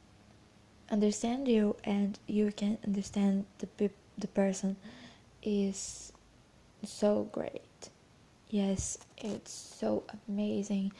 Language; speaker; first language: English; non-native, fluent; Portuguese